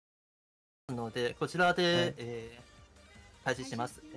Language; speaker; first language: Japanese; native; Japanese